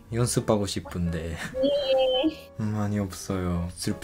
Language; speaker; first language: Korean; non-native, learner; Japanese